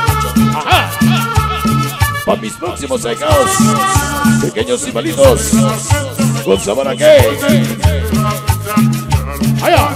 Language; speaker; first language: Spanish; native; Spanish